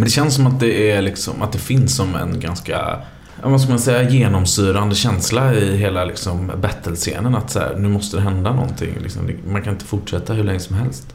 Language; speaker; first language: Swedish; native; Swedish